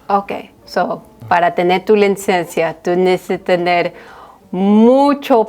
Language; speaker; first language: Spanish; early bilingual, heritage; Spanish